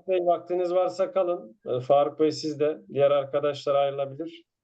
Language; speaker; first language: Turkish; native; Turkish